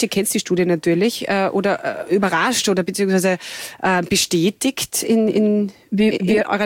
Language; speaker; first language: German; native; German